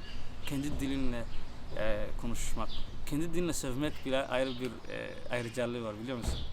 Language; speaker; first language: Turkish; non-native, fluent; Somali